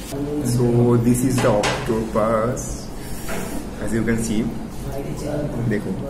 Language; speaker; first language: Hindi; non-native, local second language; Bangla